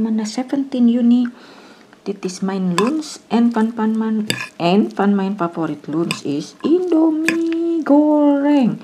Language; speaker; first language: Dutch; non-native, learner; Indonesian